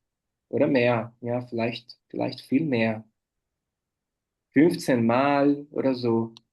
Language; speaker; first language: German; non-native, fluent; Portuguese